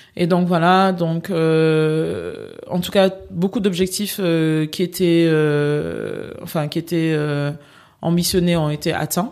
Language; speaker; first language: French; native; French